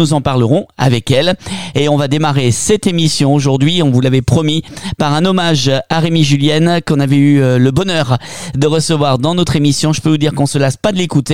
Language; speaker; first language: French; native; French